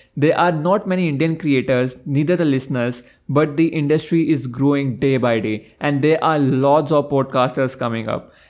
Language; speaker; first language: English; non-native, local second language; Hindi